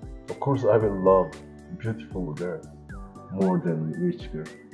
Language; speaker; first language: English; non-native, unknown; Korean